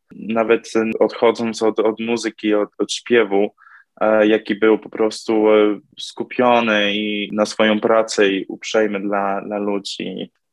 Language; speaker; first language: Polish; early bilingual, heritage; Polish